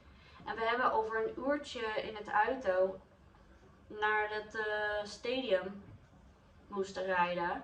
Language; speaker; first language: Dutch; non-native, learner; English